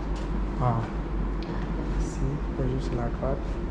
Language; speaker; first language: French; non-native, learner; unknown